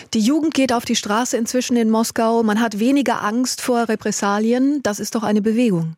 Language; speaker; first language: German; native; German